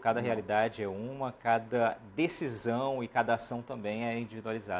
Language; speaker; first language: Portuguese; native; Portuguese